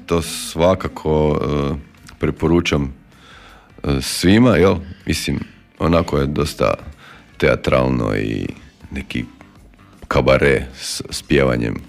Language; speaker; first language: Croatian; native; Croatian